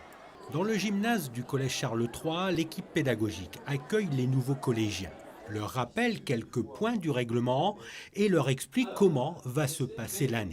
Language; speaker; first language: French; native; French